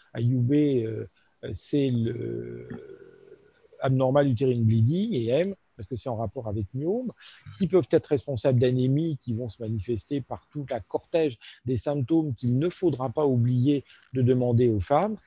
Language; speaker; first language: French; native; French